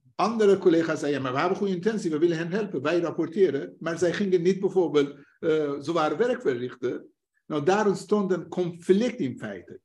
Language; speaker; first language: Dutch; non-native, fluent; Persian